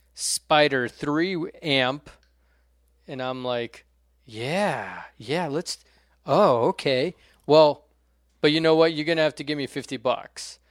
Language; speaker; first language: English; non-native, fluent; Portuguese